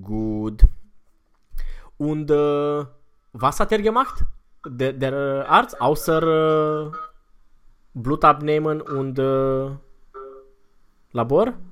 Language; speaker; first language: German; non-native, fluent; Romanian